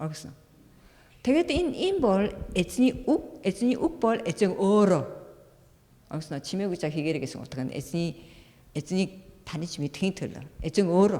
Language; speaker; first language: Mongolian; non-native, fluent; Korean